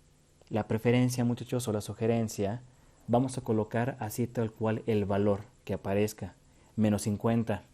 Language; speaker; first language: Spanish; native; Spanish